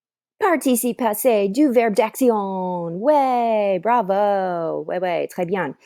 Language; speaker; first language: French; non-native, fluent; English